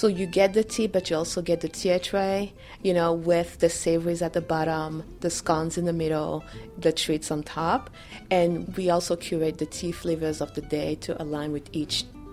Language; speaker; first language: English; non-native, fluent; French